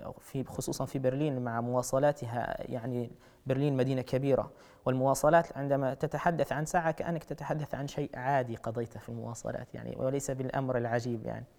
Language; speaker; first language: Arabic; native; Arabic